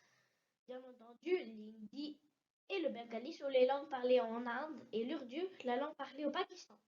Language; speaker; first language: French; early bilingual, heritage; French